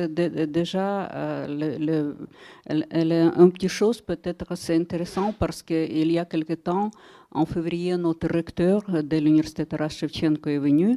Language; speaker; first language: French; non-native, fluent; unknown